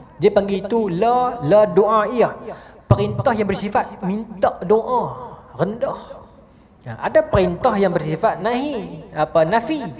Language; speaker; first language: Malay; native; Malay